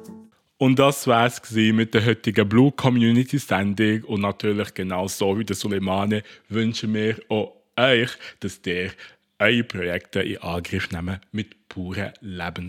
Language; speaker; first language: German; native; German